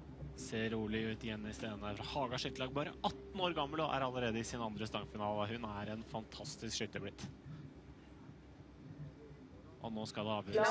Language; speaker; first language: Norwegian; native; Norwegian